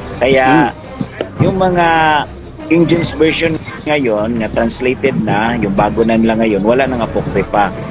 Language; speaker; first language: Filipino; non-native, local second language; Cebuano